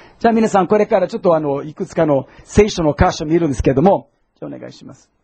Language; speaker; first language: Japanese; non-native, fluent; English